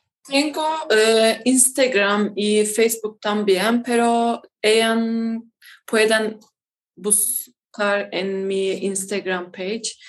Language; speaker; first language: Spanish; non-native, learner; Turkish